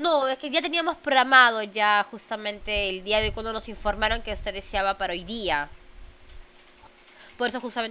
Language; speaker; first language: Spanish; native; Spanish